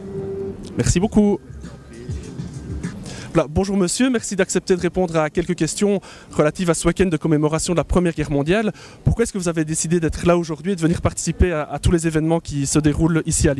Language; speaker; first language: French; native; French